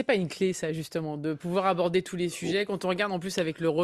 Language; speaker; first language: French; native; French